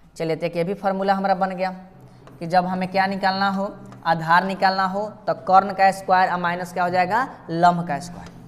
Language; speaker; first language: Hindi; native; Hindi